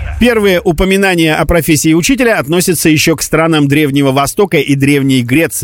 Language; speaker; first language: Russian; native; Russian